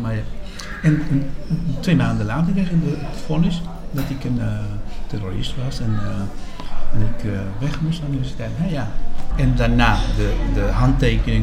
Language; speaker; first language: Dutch; non-native, fluent; Spanish